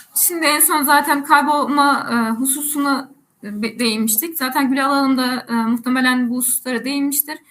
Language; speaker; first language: Turkish; native; Turkish